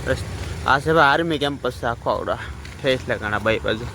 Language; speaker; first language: Gujarati; native; Gujarati